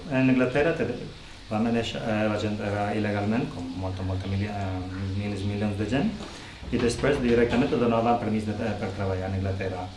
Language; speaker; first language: Catalan; non-native, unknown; Albanian